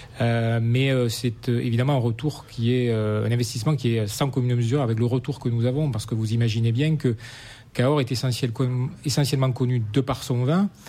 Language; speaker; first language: French; native; French